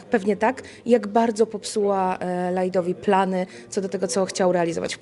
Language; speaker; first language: Polish; native; Polish